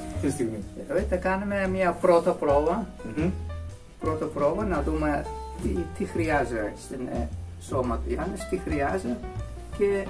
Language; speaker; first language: Greek; non-native, learner; Persian